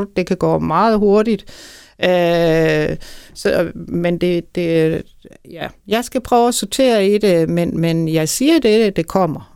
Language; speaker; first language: Danish; native; Danish